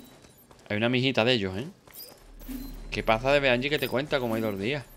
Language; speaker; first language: Spanish; native; Spanish